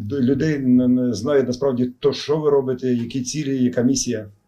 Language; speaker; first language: Ukrainian; native; Ukrainian